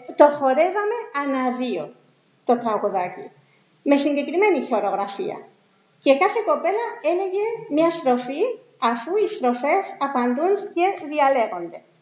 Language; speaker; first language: Greek; non-native, fluent; Spanish